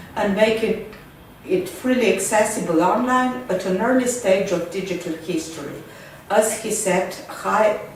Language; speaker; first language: English; non-native, fluent; Slovenian